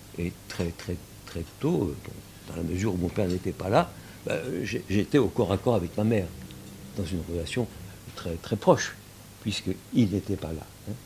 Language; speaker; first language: French; early bilingual, other home language; Yiddish